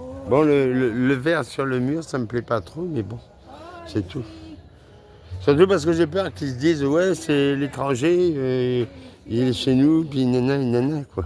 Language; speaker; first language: French; native; French